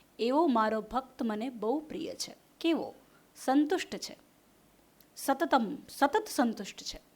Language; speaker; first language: Gujarati; non-native, local second language; Hindi